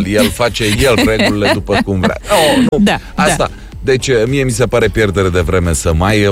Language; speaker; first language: Romanian; native; Romanian